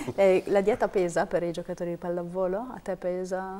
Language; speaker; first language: Italian; native; Italian